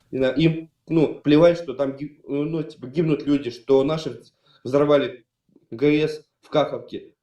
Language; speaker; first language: Russian; native; Russian